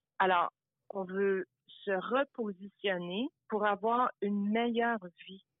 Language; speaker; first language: French; early bilingual, other home language; Italian